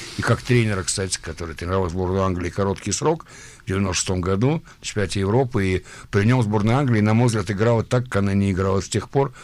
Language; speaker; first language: Russian; early bilingual, heritage; Russian